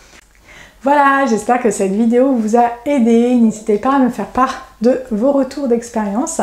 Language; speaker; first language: French; native; French